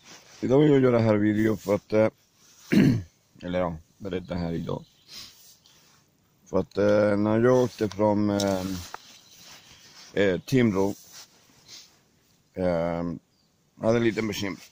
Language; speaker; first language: Swedish; non-native, learner; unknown